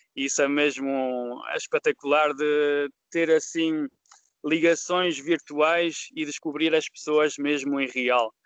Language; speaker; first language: Portuguese; early bilingual, heritage; Portuguese